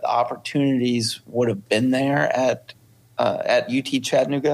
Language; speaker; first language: English; native; English